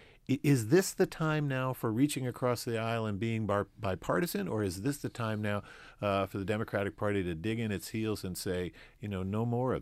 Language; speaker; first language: English; native; English